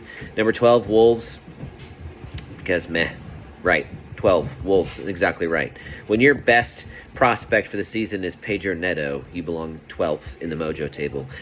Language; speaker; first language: English; native; English